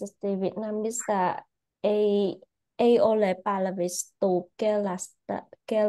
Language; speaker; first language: Finnish; non-native, learner; Vietnamese